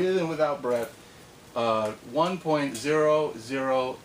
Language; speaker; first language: English; native; English